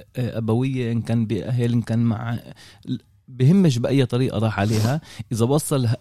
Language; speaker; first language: Arabic; native; Arabic